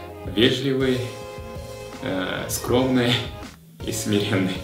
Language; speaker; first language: Russian; non-native, fluent; Japanese